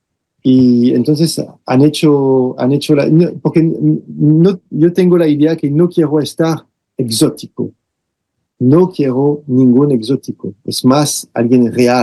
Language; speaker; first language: Spanish; non-native, fluent; French